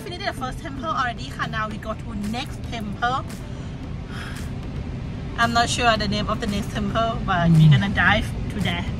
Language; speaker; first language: English; non-native, learner; Thai